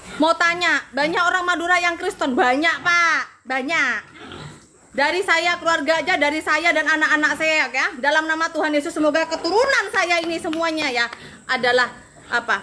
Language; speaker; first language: Indonesian; non-native, local second language; Madurese